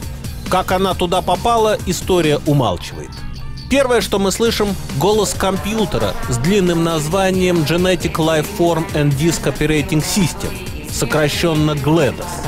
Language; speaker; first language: Russian; native; Russian